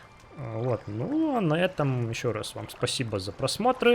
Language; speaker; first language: Russian; native; Russian